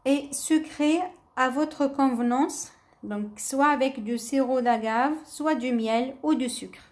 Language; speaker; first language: French; non-native, local second language; Arabic